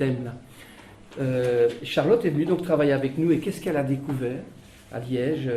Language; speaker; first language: French; native; French